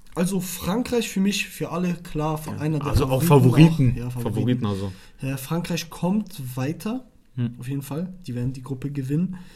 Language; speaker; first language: German; non-native, fluent; Arabic